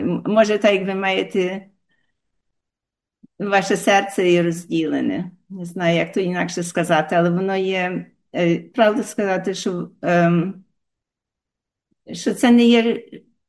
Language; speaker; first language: Ukrainian; early bilingual, heritage; Ukrainian